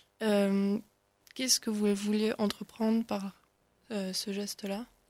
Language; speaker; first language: French; native; French